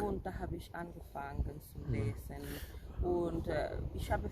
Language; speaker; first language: German; non-native, fluent; Spanish